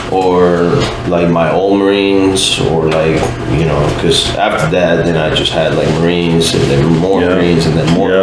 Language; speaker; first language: English; native; English